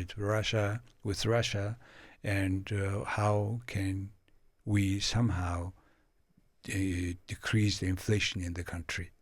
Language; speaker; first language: English; non-native, fluent; Mongolian